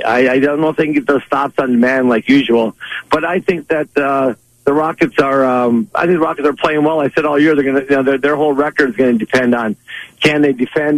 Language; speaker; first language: English; native; English